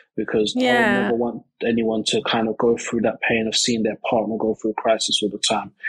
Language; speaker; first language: English; native; English